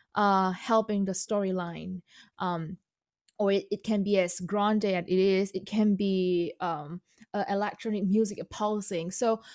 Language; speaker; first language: English; non-native, fluent; Indonesian